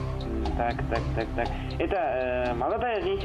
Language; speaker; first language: Russian; non-native, local second language; Kazakh